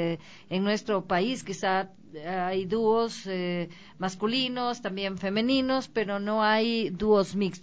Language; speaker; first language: Spanish; native; Spanish